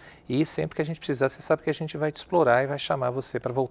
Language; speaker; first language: Portuguese; native; Portuguese